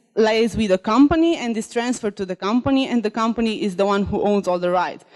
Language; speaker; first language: English; non-native, fluent; Romanian